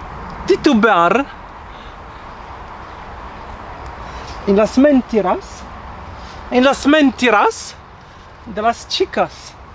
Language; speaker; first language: Spanish; non-native, learner; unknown